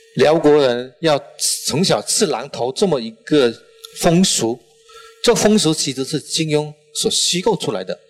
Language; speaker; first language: Chinese; non-native, local second language; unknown